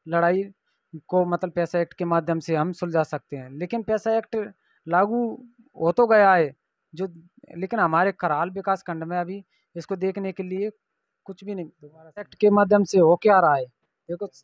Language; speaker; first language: Hindi; native; Hindi